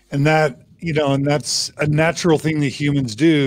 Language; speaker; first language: English; native; English